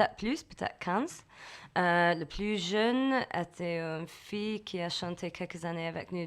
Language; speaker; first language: French; non-native, fluent; English